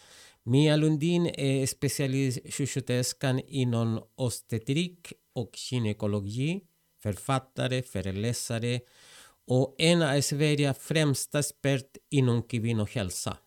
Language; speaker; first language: Swedish; non-native, fluent; Spanish